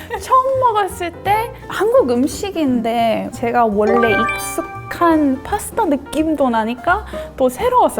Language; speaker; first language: Korean; non-native, fluent; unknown